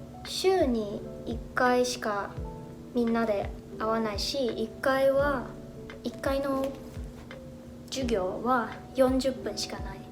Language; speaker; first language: Japanese; non-native, fluent; Chinese